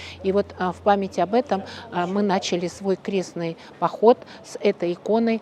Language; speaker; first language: Russian; native; Russian